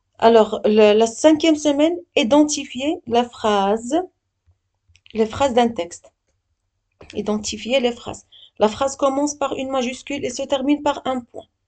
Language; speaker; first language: French; non-native, local second language; Arabic